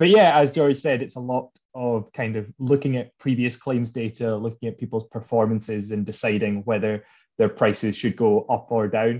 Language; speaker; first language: English; native; English